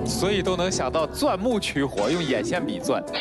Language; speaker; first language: Chinese; native; Chinese